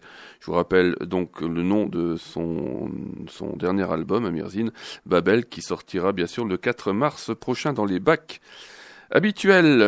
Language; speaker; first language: French; native; French